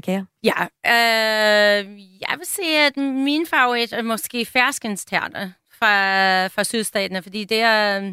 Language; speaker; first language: Danish; non-native, fluent; English